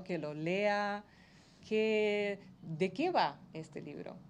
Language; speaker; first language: Spanish; non-native, fluent; Macedonian